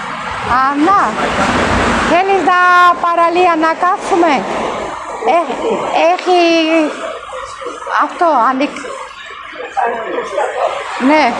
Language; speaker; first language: Greek; non-native, learner; Armenian